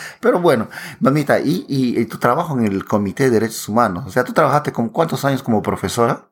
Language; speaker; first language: Spanish; native; Spanish